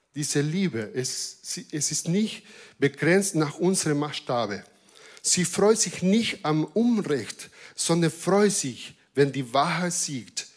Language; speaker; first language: German; non-native, fluent; Spanish